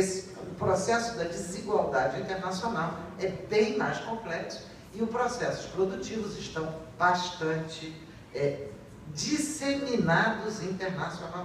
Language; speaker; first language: Portuguese; native; Portuguese